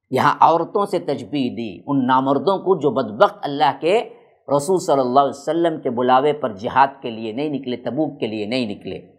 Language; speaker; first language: Urdu; native; Urdu